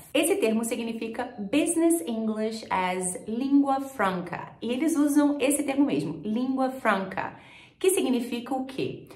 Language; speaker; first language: Portuguese; native; Portuguese